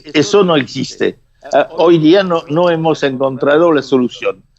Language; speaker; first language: Spanish; non-native, fluent; French